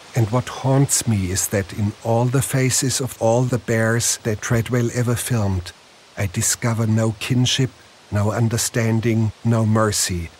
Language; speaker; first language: English; non-native, fluent; German